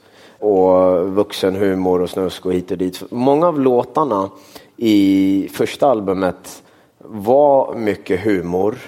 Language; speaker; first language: Swedish; early bilingual, other home language; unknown